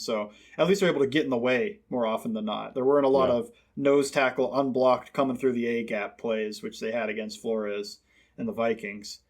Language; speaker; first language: English; native; English